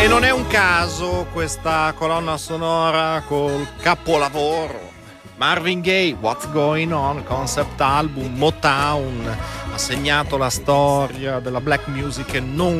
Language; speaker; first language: Italian; native; Italian